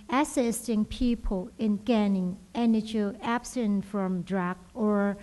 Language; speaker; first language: English; non-native, learner; Thai